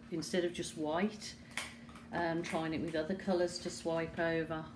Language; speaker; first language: English; native; English